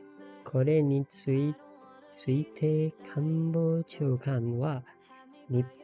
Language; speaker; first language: Japanese; non-native, learner; English